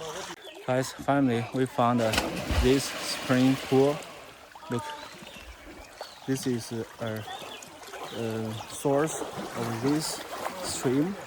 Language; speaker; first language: English; non-native, fluent; Chinese